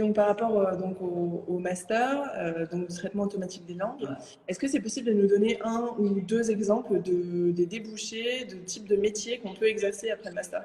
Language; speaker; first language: French; native; French